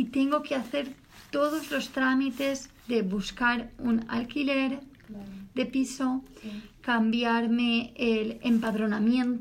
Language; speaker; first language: Spanish; native; Spanish